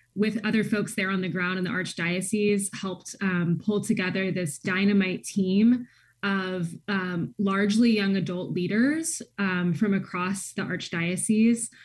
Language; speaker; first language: English; native; English